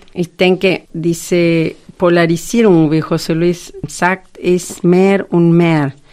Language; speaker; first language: German; non-native, fluent; Spanish